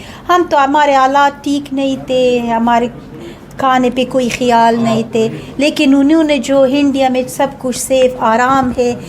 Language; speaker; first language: Hindi; non-native, learner; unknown